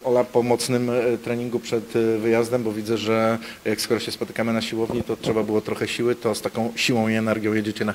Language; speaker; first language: Polish; native; Polish